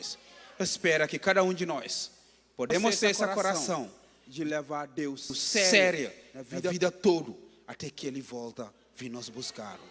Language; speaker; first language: Portuguese; non-native, fluent; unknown